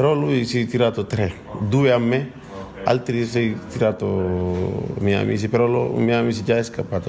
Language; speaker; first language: Italian; non-native, learner; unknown